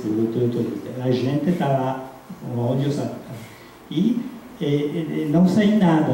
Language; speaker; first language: Portuguese; non-native, fluent; Italian